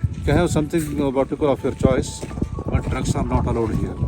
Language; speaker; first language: English; non-native, local second language; Telugu